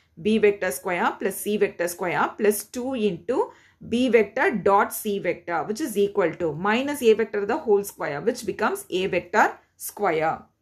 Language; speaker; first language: English; non-native, local second language; Tamil